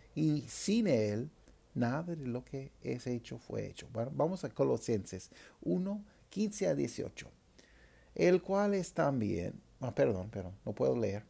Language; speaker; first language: Spanish; non-native, fluent; English